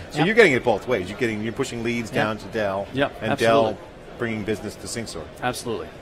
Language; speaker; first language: English; native; English